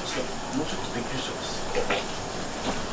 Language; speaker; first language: Japanese; native; Japanese